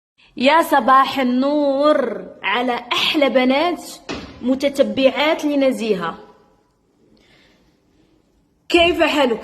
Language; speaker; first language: Arabic; native; Arabic